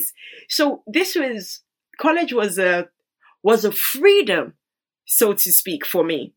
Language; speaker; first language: English; non-native, local second language; Yoruba